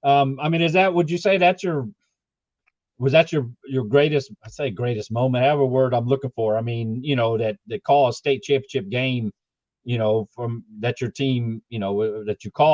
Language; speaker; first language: English; native; English